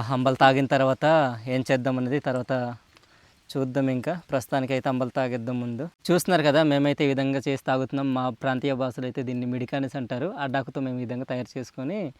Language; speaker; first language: Telugu; native; Telugu